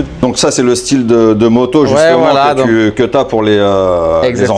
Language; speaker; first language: French; native; French